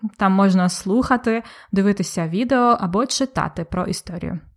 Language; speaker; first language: Ukrainian; native; Ukrainian